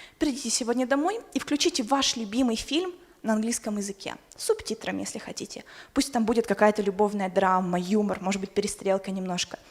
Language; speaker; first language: Russian; native; Russian